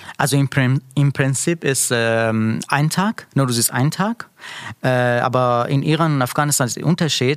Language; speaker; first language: German; non-native, learner; Persian